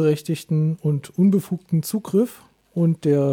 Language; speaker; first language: German; native; German